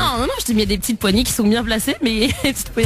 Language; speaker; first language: French; native; French